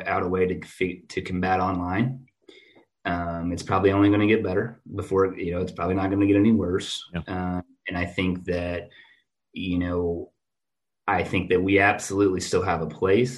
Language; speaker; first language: English; native; English